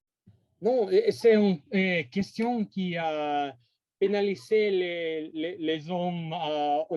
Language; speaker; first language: French; non-native, learner; English